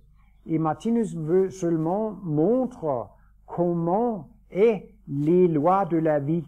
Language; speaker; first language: French; non-native, fluent; Danish